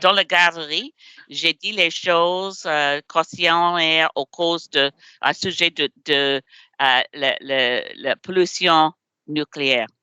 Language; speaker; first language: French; non-native, learner; English